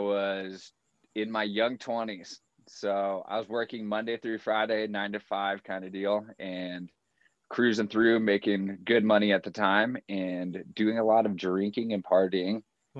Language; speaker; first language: English; native; English